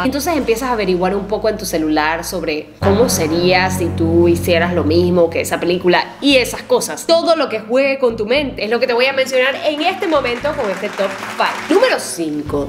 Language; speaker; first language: Spanish; native; Spanish